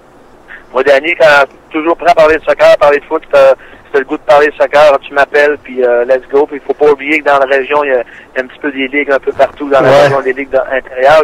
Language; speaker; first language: French; native; French